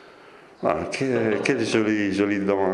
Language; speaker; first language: French; non-native, fluent; Italian